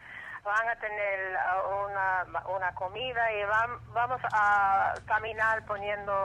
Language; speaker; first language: Spanish; early bilingual, heritage; English